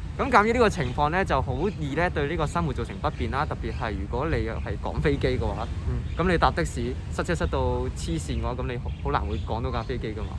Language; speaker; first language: Cantonese; native; Cantonese